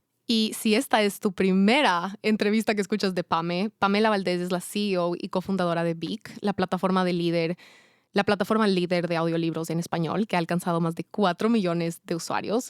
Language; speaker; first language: Spanish; native; Spanish